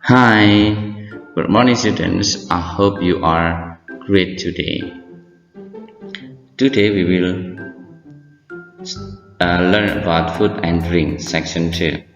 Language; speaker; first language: English; non-native, fluent; Indonesian